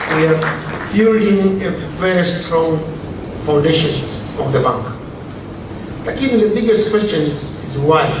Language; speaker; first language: English; non-native, local second language; Swahili